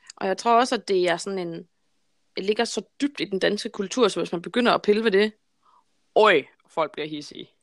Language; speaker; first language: Danish; native; Danish